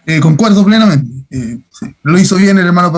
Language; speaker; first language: Spanish; native; Spanish